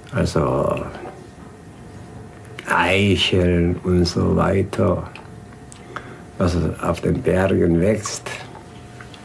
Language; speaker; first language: German; non-native, fluent; Korean